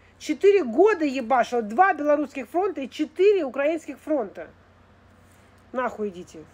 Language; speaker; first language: Russian; native; Russian